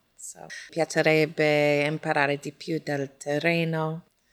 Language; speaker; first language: Italian; non-native, learner; English